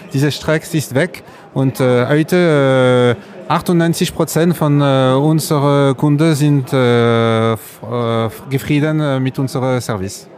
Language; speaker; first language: German; non-native, learner; French